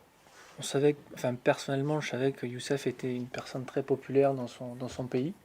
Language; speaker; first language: French; native; French